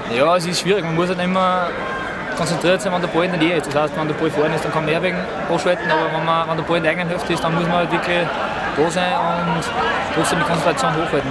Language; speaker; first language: German; native; German